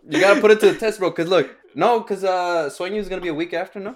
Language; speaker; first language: English; early bilingual, other home language; Spanish